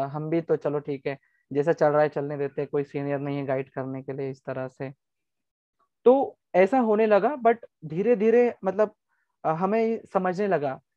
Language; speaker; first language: Hindi; non-native, local second language; Gujarati